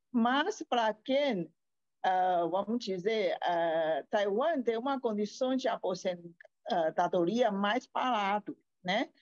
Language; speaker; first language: Portuguese; non-native, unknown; Chinese